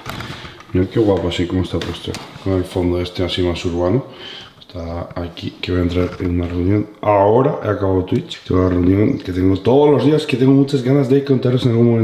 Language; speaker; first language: Spanish; native; Spanish